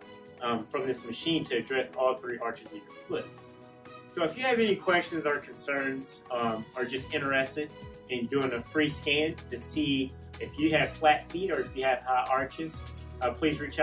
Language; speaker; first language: English; native; English